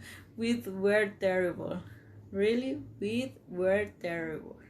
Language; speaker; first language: English; non-native, learner; Spanish